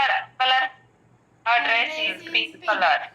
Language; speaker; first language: English; non-native, learner; Marathi